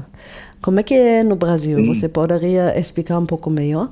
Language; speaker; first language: Portuguese; non-native, fluent; German